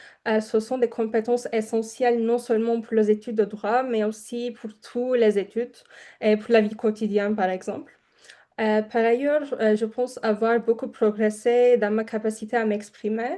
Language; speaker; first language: French; non-native, fluent; Turkish